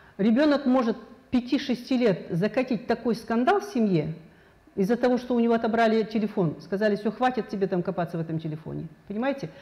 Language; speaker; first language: Russian; non-native, local second language; Kazakh